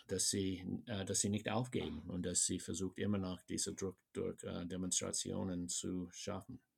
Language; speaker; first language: German; non-native, fluent; English